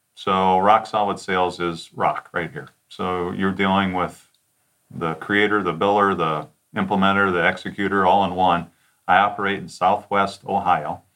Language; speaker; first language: English; native; English